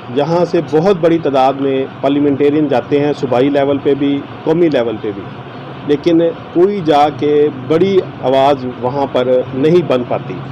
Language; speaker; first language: Urdu; non-native, local second language; Saraiki